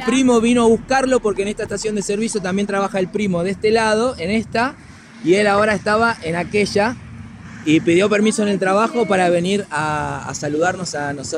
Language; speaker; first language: Spanish; native; Spanish